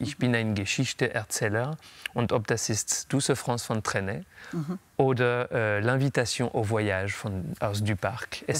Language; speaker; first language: German; non-native, learner; French